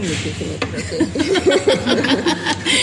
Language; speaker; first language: Spanish; non-native, learner; Russian